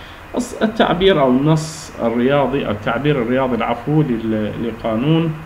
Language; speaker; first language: Arabic; native; Arabic